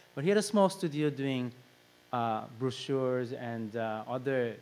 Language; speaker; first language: English; non-native, fluent; Korean